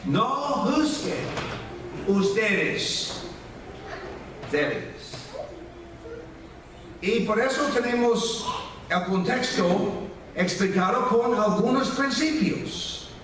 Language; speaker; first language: Spanish; non-native, fluent; English